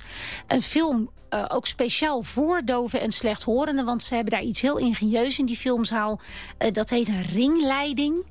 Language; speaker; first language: Dutch; native; Dutch